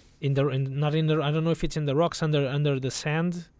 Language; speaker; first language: English; non-native, fluent; Portuguese